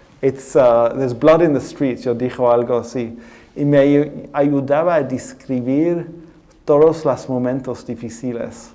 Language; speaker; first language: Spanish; non-native, fluent; English